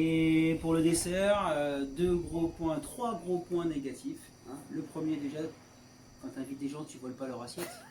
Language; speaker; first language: French; native; French